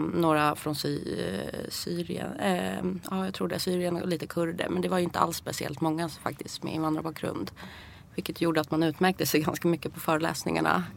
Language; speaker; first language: Swedish; early bilingual, other home language; Persian